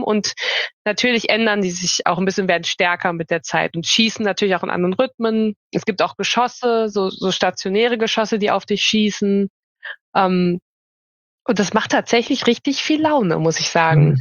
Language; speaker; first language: German; native; German